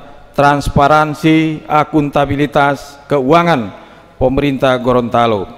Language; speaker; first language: Indonesian; native; Indonesian